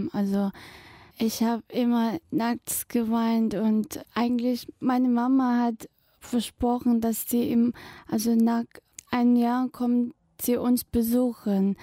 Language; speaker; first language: German; non-native, fluent; Tibetan